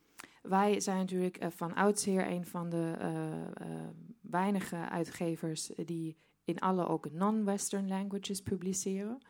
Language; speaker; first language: Dutch; non-native, fluent; German